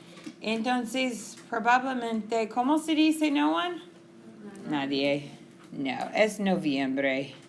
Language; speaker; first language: Spanish; non-native, fluent; English